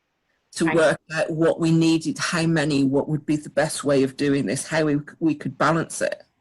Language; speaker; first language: English; native; English